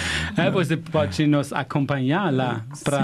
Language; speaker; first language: Portuguese; non-native, fluent; German